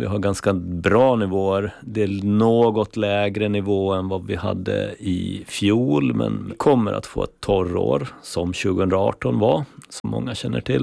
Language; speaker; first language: Swedish; native; Swedish